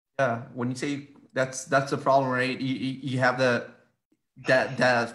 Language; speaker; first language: English; non-native, fluent; Portuguese